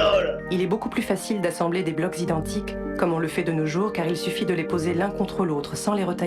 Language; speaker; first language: French; native; French